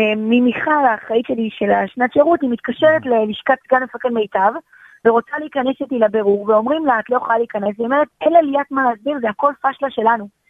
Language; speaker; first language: Hebrew; native; Hebrew